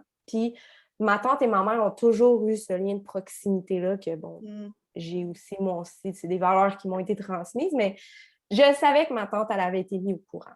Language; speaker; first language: French; native; French